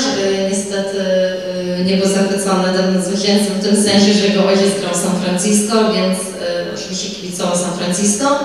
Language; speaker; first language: Polish; early bilingual, heritage; Polish